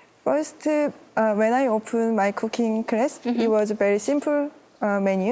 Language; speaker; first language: English; non-native, learner; Korean